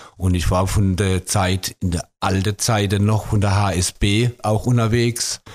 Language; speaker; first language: German; native; German